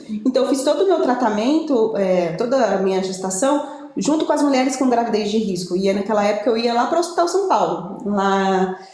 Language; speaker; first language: Portuguese; native; Portuguese